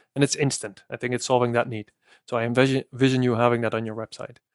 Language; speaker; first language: English; non-native, fluent; Dutch